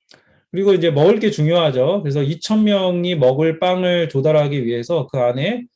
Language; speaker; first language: Korean; native; Korean